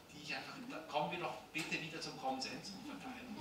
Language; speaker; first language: German; native; German